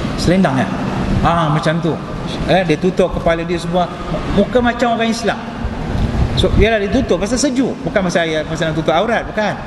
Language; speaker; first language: Malay; non-native, local second language; Tamil